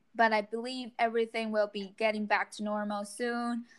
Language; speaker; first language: English; non-native, fluent; Chinese